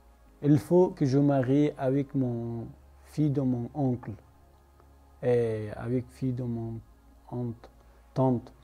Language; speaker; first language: French; non-native, learner; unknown